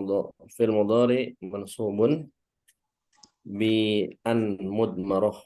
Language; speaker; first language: Arabic; non-native, learner; Indonesian